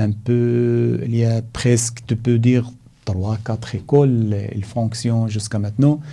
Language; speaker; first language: French; non-native, learner; Arabic